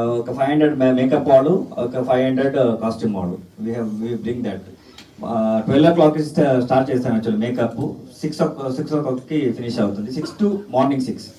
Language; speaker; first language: Telugu; non-native, learner; Kannada